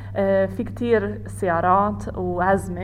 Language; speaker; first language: Arabic; non-native, learner; English